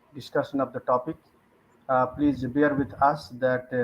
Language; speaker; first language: English; non-native, local second language; Hindi